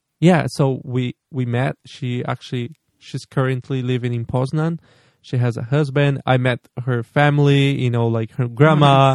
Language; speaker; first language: English; non-native, fluent; Portuguese